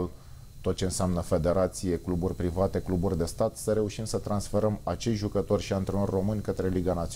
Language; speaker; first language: Romanian; native; Romanian